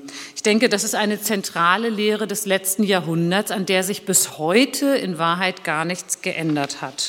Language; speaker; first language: German; early bilingual, other home language; Turkish